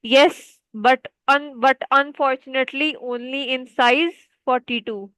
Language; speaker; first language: English; non-native, local second language; Urdu